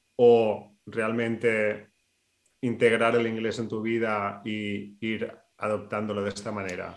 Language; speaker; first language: Spanish; non-native, local second language; Catalan